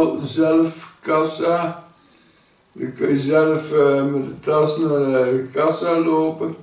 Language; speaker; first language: Dutch; native; Dutch